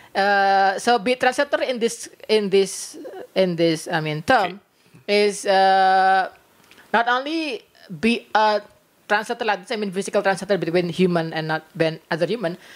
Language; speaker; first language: English; non-native, learner; Indonesian